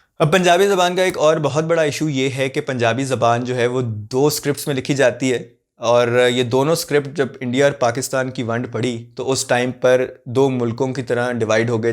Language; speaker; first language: Urdu; non-native, local second language; Punjabi